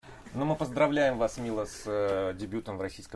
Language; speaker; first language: Russian; native; Russian